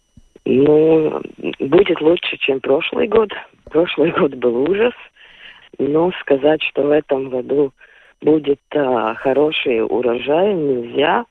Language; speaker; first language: Russian; non-native, local second language; Latvian